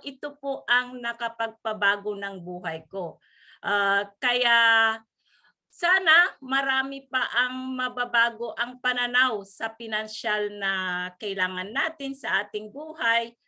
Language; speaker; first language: Filipino; non-native, local second language; Iloko